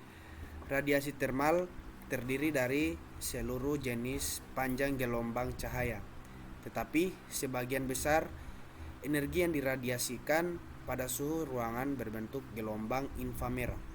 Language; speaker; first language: Indonesian; native; Indonesian